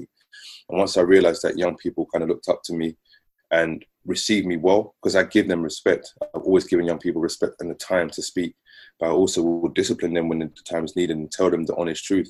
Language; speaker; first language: English; native; English